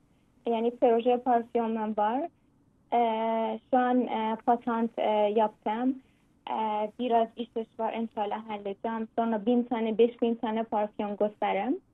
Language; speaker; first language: Turkish; non-native, learner; Persian